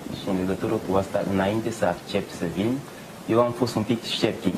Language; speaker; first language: Romanian; non-native, fluent; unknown